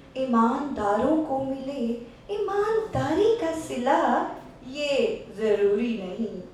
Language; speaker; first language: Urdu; non-native, local second language; Saraiki